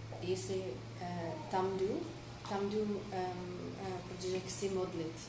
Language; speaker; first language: Czech; non-native, fluent; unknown